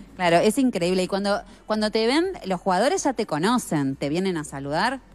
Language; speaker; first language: Spanish; native; Spanish